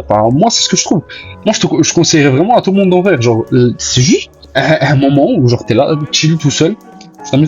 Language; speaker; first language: French; native; French